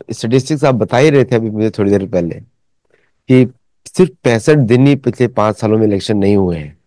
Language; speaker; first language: Hindi; native; Hindi